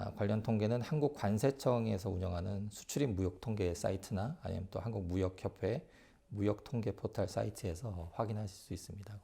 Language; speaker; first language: Korean; native; Korean